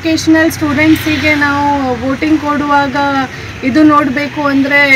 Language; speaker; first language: Kannada; non-native, local second language; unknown